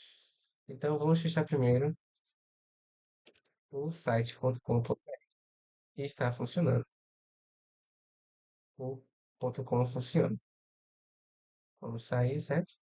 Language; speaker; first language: Portuguese; native; Portuguese